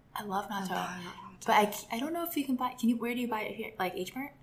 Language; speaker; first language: English; native; English